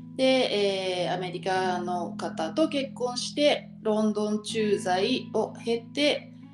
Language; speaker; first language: Japanese; native; Japanese